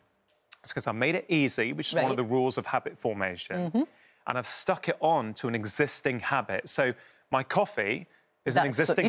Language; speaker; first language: English; native; English